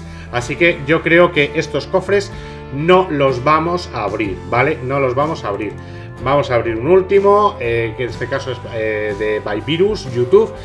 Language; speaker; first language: Spanish; native; Spanish